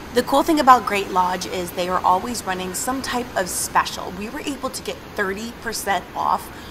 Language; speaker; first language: English; native; English